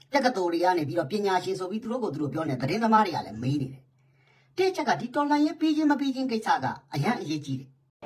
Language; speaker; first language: Burmese; non-native, local second language; S'gaw Karen